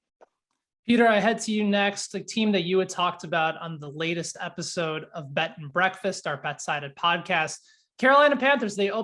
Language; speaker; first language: English; native; English